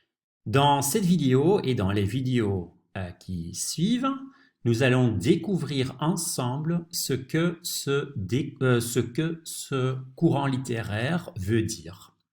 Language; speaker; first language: French; non-native, fluent; Dutch